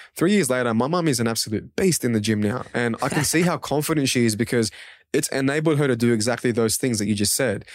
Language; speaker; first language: English; non-native, local second language; Kurdish